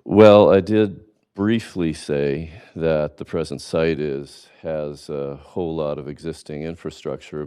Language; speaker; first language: English; native; English